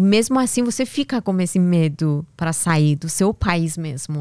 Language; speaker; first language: Portuguese; non-native, learner; Persian